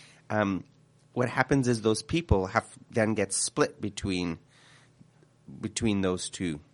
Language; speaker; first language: English; early bilingual, other home language; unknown